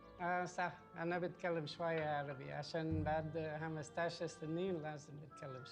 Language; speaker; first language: Arabic; non-native, learner; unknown